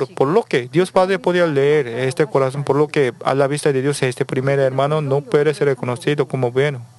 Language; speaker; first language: Spanish; non-native, learner; Korean